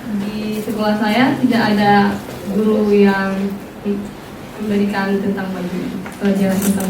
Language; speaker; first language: Indonesian; non-native, local second language; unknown